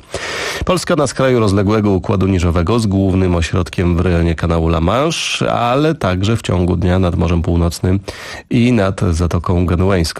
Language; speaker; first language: Polish; native; Polish